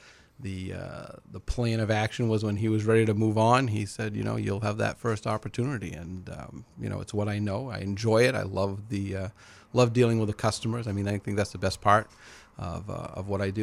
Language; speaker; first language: English; native; English